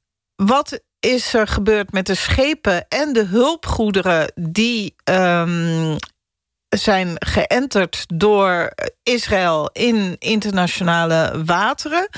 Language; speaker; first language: Dutch; native; Dutch